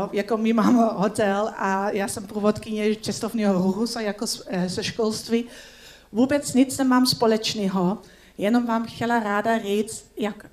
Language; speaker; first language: Czech; non-native, learner; Dutch